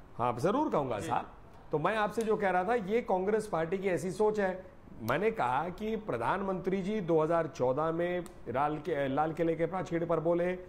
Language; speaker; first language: Hindi; native; Hindi